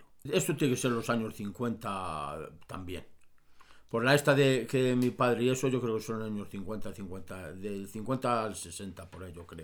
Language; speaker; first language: Spanish; native; Spanish